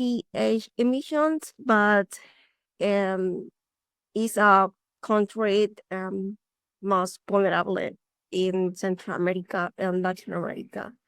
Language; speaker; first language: English; non-native, learner; Spanish